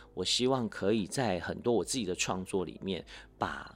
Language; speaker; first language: Chinese; non-native, local second language; Hakka Chinese